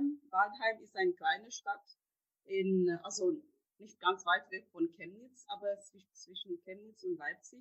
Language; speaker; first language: German; non-native, fluent; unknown